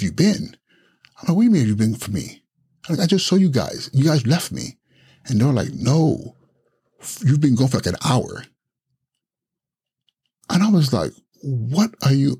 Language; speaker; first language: English; non-native, local second language; Igbo